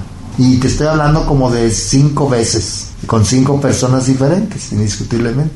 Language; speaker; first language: Spanish; native; Spanish